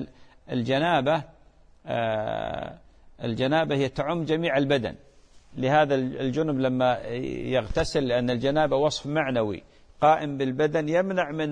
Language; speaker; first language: Arabic; native; Arabic